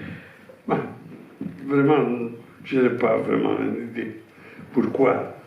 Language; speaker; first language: French; non-native, fluent; Italian